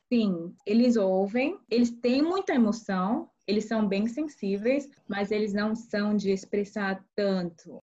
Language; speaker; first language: Portuguese; early bilingual, other home language; Korean